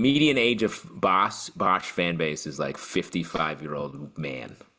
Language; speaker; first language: English; native; English